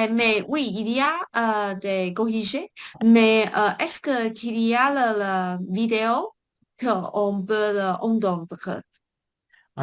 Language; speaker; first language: French; non-native, fluent; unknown